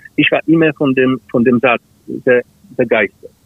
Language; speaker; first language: German; non-native, fluent; Polish